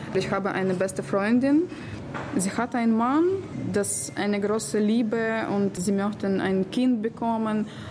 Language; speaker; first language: German; non-native, learner; Ukrainian